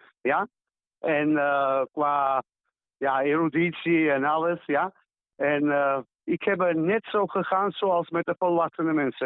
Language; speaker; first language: Dutch; non-native, learner; Georgian